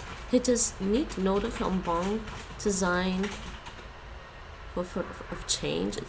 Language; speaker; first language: Dutch; non-native, learner; English